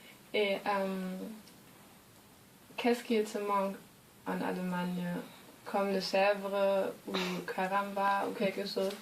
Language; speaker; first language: French; non-native, fluent; German